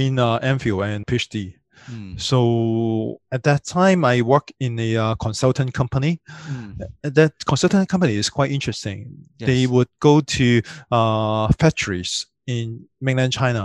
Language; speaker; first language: English; non-native, local second language; Cantonese